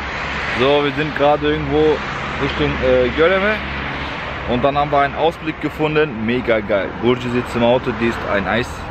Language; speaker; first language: German; early bilingual, other home language; Turkish